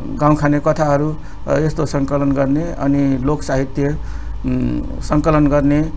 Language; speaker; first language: Nepali; non-native, local second language; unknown